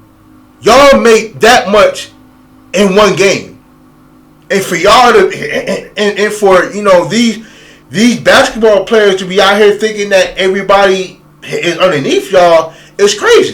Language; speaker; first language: English; native; English